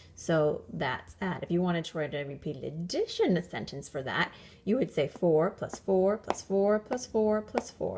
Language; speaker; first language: English; native; English